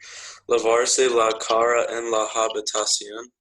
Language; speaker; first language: Spanish; non-native, learner; English